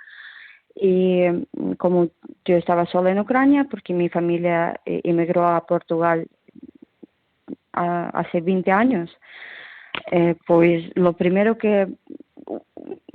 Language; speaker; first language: Spanish; non-native, fluent; Ukrainian